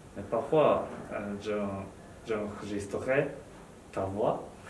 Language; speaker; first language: French; non-native, learner; Japanese